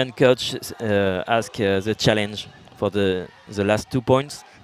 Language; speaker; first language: English; non-native, learner; French